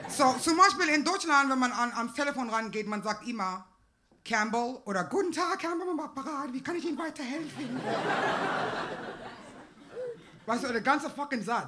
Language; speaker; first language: German; non-native, fluent; English